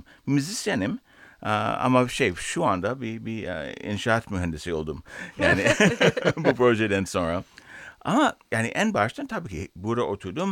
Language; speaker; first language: Turkish; non-native, learner; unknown